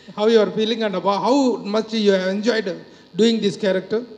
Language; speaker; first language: Telugu; native; Telugu